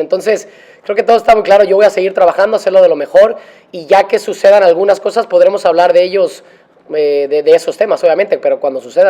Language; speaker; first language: Spanish; native; Spanish